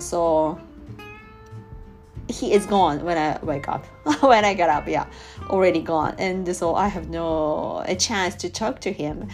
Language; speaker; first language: English; non-native, learner; Japanese